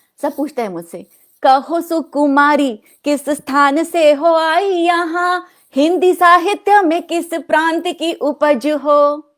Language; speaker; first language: Hindi; non-native, local second language; Odia